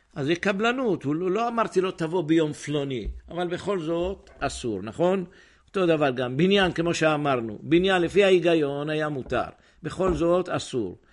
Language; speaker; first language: Hebrew; native; Hebrew